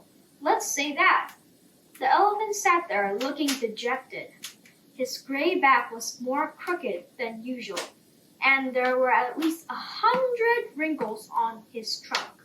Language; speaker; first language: English; non-native, fluent; Korean